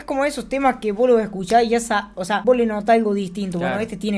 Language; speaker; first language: Spanish; native; Spanish